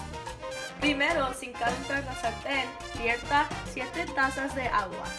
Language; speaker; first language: Spanish; non-native, learner; English